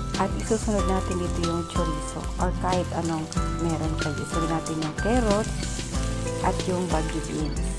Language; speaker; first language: Filipino; non-native, local second language; Bikol